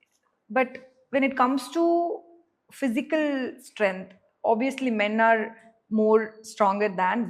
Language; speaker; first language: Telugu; non-native, local second language; Tamil